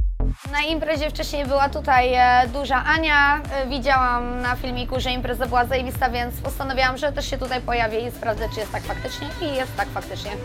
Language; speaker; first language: Polish; native; Polish